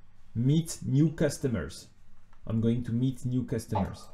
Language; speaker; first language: English; non-native, fluent; French